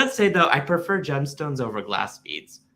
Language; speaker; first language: English; native; English